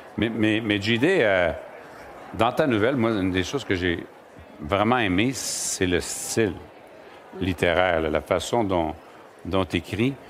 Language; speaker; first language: French; native; French